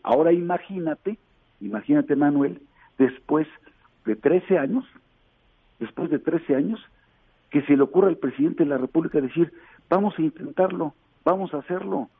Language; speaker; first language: Spanish; native; Spanish